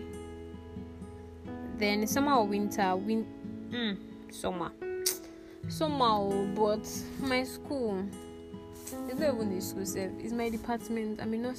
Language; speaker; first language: English; non-native, local second language; Yoruba